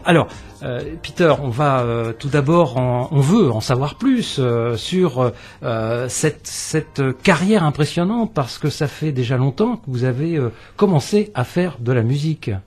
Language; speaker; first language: French; native; French